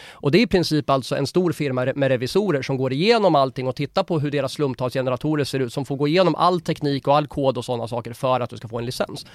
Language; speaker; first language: Swedish; native; Swedish